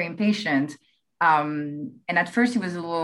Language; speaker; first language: English; non-native, fluent; French